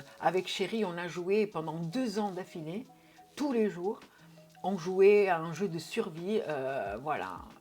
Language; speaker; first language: French; non-native, fluent; Portuguese